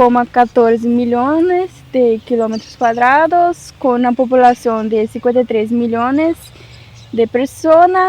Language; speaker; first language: Spanish; non-native, learner; Portuguese